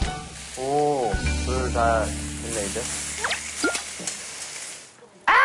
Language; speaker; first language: Korean; non-native, fluent; English